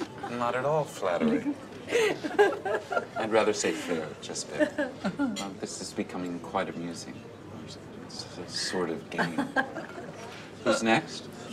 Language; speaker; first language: English; native; English